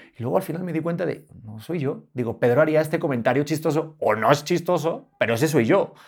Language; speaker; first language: Spanish; native; Spanish